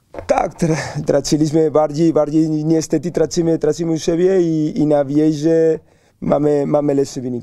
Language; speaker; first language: Polish; non-native, learner; Spanish